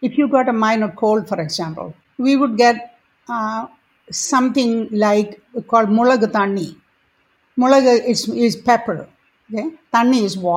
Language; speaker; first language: English; non-native, local second language; Malayalam